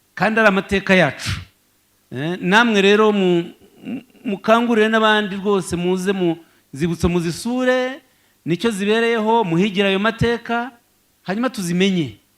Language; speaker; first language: Kinyarwanda; native; Kinyarwanda